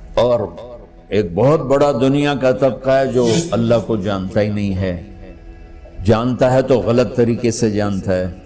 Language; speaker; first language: Urdu; non-native, local second language; Punjabi